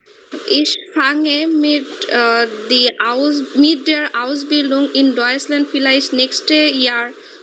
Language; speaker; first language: German; non-native, learner; Bangla